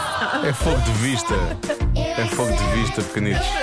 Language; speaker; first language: Portuguese; native; Portuguese